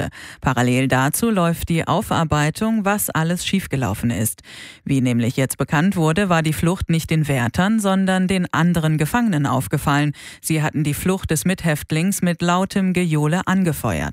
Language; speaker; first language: German; native; German